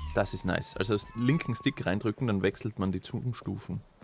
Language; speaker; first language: German; native; German